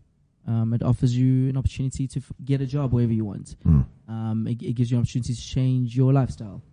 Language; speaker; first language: English; non-native, local second language; Zulu